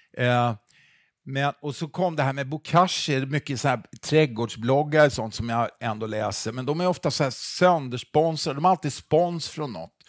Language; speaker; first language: Swedish; native; Swedish